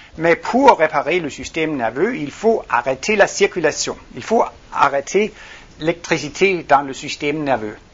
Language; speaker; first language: French; non-native, fluent; Danish